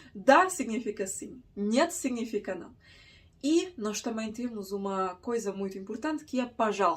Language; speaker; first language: Portuguese; non-native, fluent; Russian